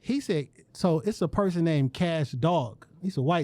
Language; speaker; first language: English; native; English